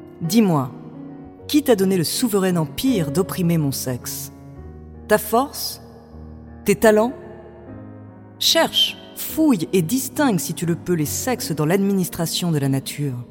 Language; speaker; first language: French; native; French